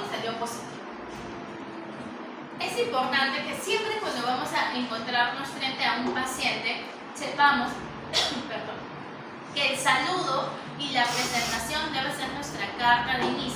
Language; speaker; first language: Spanish; native; Spanish